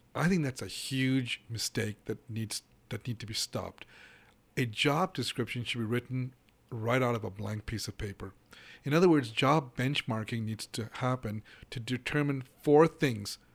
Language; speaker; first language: English; non-native, local second language; Malayalam